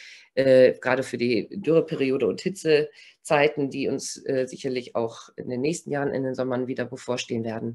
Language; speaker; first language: German; native; German